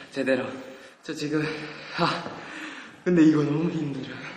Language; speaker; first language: Korean; non-native, fluent; Japanese